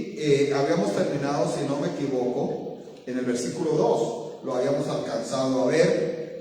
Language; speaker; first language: Spanish; native; Spanish